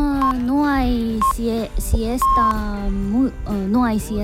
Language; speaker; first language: Spanish; non-native, learner; Korean